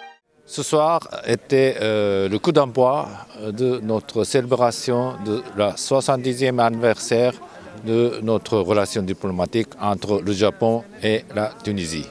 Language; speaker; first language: French; non-native, fluent; Japanese